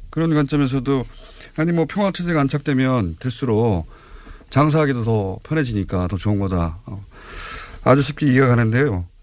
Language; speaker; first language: Korean; native; Korean